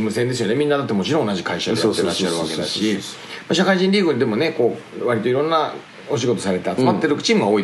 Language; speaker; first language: Japanese; native; Japanese